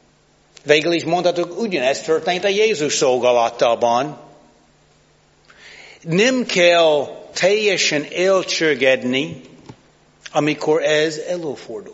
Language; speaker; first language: Hungarian; non-native, fluent; English